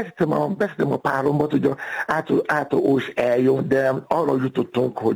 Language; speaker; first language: Hungarian; non-native, learner; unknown